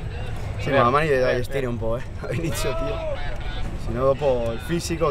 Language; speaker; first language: Italian; native; Italian